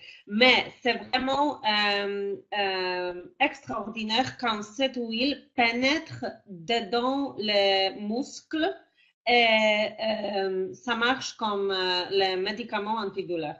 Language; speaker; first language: French; non-native, fluent; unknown